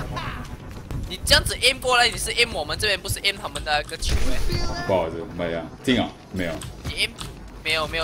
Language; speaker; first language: Chinese; native; Chinese